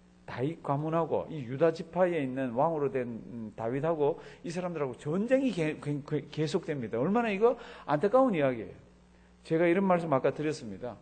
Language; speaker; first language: Korean; native; Korean